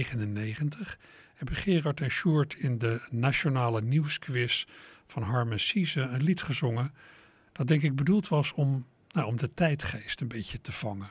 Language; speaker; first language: Dutch; native; Dutch